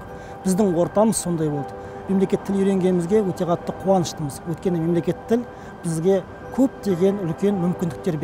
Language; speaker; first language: Kazakh; non-native, local second language; Russian